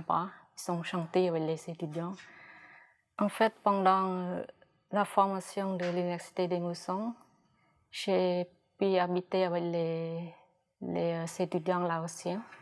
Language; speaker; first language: French; non-native, fluent; Khmer